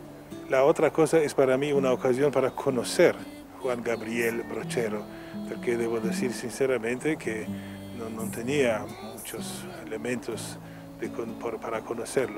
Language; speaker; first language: Spanish; non-native, fluent; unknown